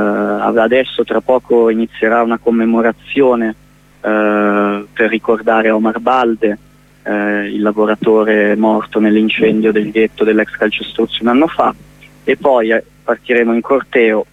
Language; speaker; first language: Italian; native; Italian